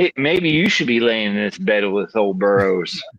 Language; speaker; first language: English; native; English